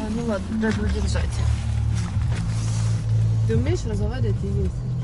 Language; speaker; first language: Russian; native; Russian